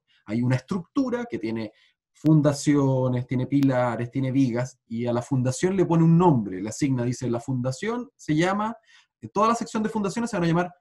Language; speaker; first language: Spanish; native; Spanish